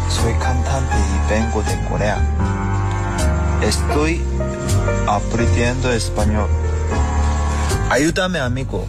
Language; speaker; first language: Spanish; non-native, learner; Korean